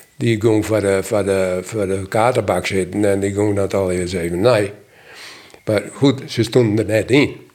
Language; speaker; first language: Dutch; non-native, local second language; Western Frisian